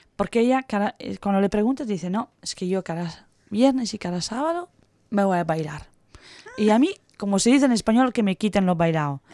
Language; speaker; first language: Spanish; non-native, fluent; Italian